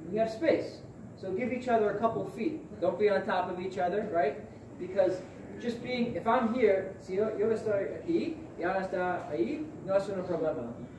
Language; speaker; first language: English; native; English